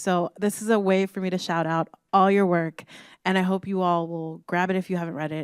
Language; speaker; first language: English; native; English